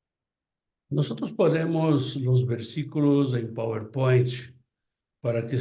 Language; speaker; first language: Spanish; non-native, fluent; Portuguese